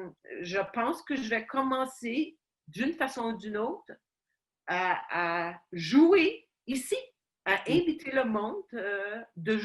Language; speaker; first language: French; non-native, fluent; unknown